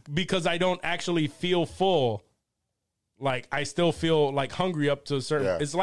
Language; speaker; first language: English; early bilingual, other home language; Spanish